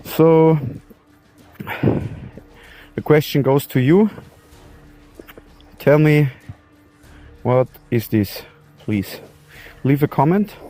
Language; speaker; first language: English; non-native, learner; German